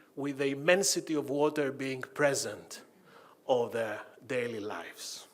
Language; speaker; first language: English; non-native, fluent; Greek